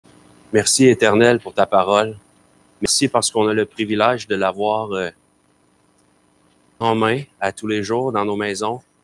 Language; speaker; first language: French; native; French